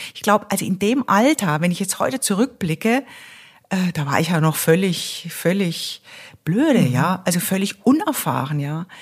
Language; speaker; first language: German; native; German